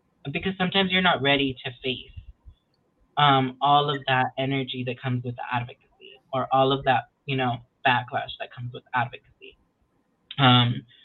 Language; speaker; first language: English; early bilingual, other home language; Spanish